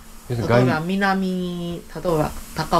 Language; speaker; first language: Japanese; non-native, fluent; Chinese